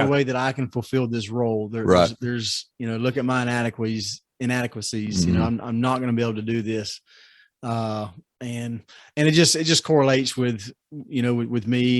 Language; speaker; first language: English; native; English